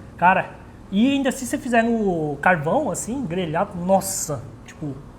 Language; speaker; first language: Portuguese; early bilingual, other home language; Korean